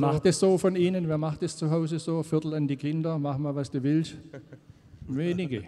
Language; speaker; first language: German; native; German